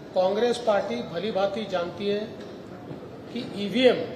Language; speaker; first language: Hindi; non-native, local second language; Marathi